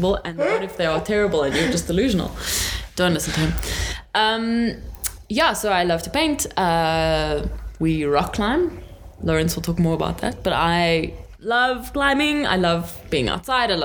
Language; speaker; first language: English; native; English